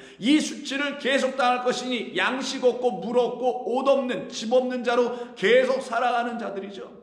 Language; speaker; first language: Korean; native; Korean